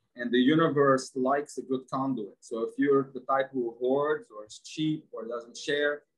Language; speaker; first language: English; non-native, fluent; Arabic